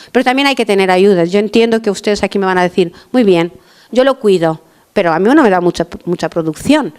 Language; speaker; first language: Spanish; non-native, fluent; Albanian